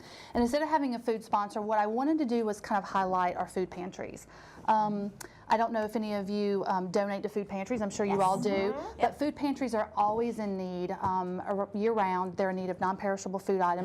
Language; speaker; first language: English; native; English